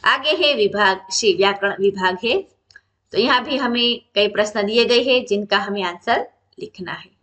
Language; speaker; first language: Hindi; non-native, local second language; Gujarati